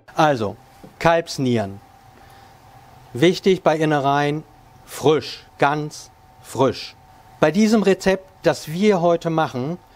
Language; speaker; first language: German; non-native, local second language; Swiss German